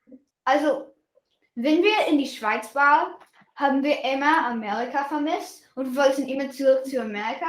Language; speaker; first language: German; non-native, learner; English